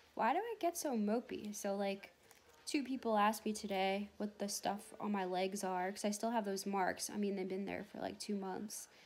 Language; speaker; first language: English; native; English